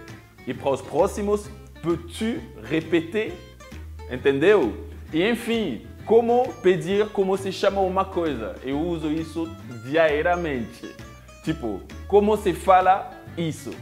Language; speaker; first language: Portuguese; non-native, fluent; French